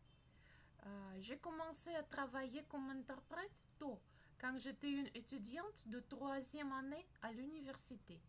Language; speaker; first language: French; non-native, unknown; Russian